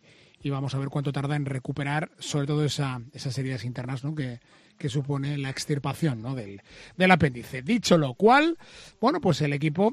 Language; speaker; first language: Spanish; native; Spanish